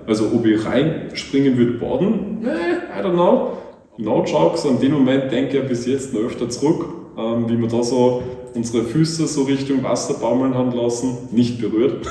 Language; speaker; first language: German; native; German